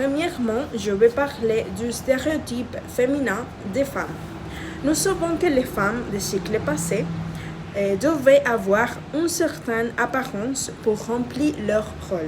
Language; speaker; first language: French; non-native, fluent; Spanish